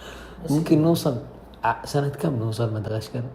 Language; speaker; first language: Arabic; native; Arabic